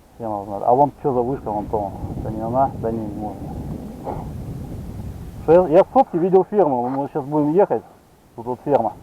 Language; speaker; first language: Russian; native; Russian